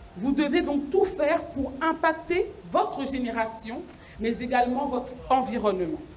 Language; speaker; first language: French; early bilingual, other home language; Lingala